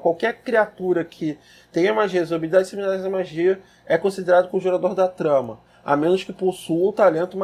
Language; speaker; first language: Portuguese; native; Portuguese